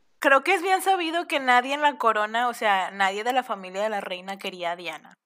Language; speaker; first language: Spanish; native; Spanish